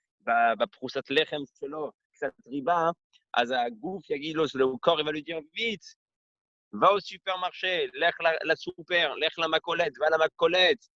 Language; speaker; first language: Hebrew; non-native, fluent; French